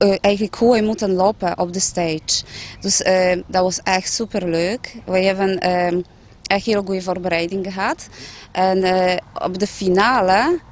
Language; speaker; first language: Dutch; non-native, fluent; Polish